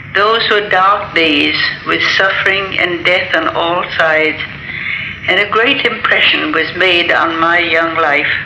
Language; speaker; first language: English; native; English